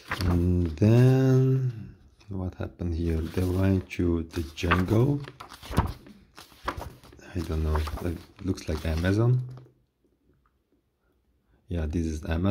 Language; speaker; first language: English; non-native, fluent; Portuguese